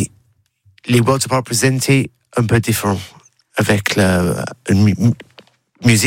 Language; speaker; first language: French; non-native, learner; English